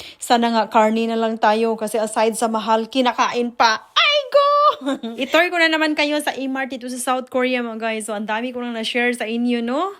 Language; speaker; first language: Filipino; non-native, local second language; Cebuano